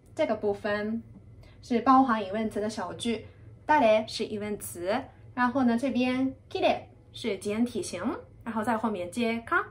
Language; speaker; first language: Chinese; non-native, fluent; Japanese